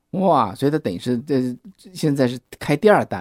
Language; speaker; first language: Chinese; native; Chinese